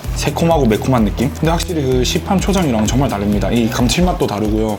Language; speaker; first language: Korean; native; Korean